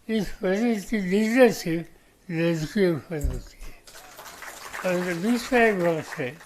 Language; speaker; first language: Hindi; non-native, local second language; Marathi